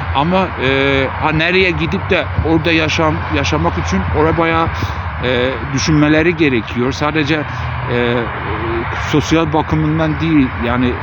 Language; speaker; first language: Turkish; non-native, fluent; Azerbaijani